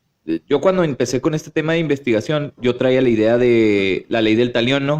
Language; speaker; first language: Spanish; native; Spanish